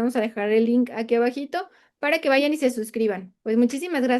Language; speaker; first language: Spanish; native; Spanish